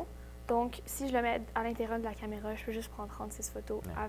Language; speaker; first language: French; native; French